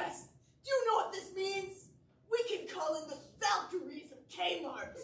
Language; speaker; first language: English; native; English